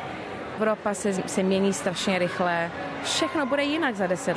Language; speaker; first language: Czech; early bilingual, heritage; English